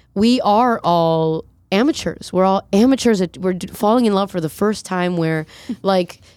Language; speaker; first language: English; native; English